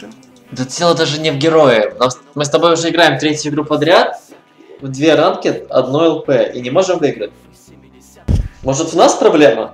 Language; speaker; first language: Russian; native; Russian